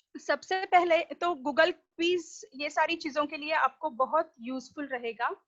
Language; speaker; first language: Hindi; non-native, local second language; Marathi